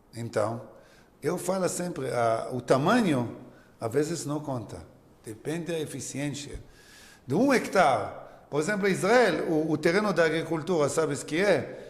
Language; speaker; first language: Portuguese; non-native, learner; Hebrew